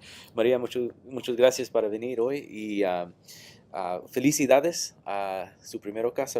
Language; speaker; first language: Spanish; non-native, learner; English